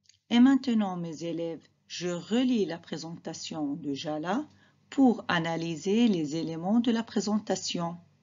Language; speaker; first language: French; non-native, fluent; Arabic